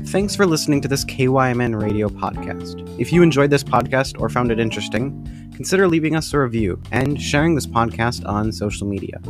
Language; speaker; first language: English; native; English